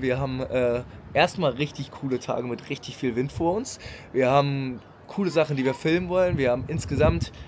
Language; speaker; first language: German; native; German